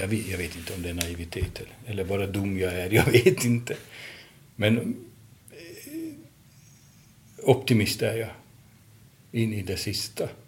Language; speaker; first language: Swedish; non-native, fluent; Hungarian